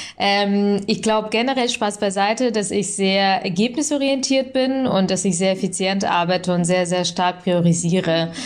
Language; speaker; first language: German; early bilingual, other home language; Russian